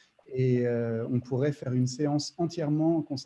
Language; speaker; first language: French; native; French